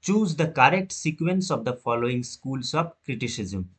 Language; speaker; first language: English; non-native, local second language; Bangla